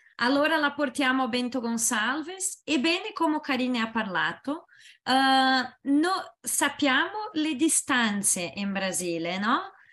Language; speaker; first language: Italian; non-native, learner; Portuguese